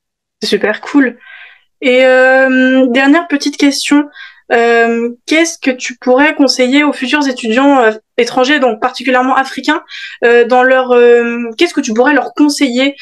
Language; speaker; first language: French; native; French